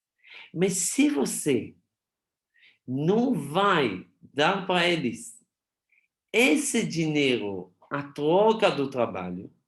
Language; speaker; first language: Portuguese; non-native, fluent; Hebrew